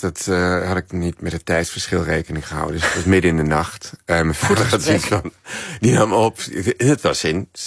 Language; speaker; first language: Dutch; native; Dutch